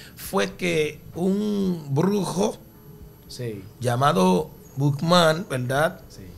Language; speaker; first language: Spanish; early bilingual, other home language; Haitian Creole